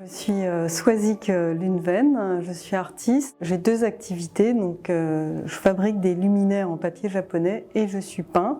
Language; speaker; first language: French; native; French